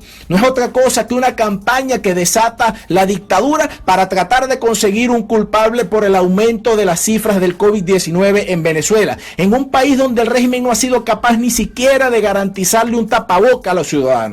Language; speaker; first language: Spanish; native; Spanish